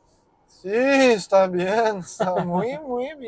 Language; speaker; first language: Spanish; non-native, learner; French